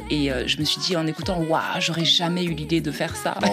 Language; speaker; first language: French; native; French